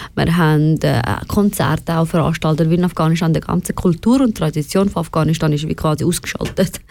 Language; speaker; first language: German; early bilingual, other home language; Persian